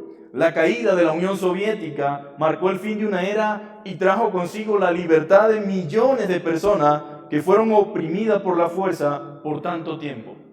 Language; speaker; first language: Spanish; native; Spanish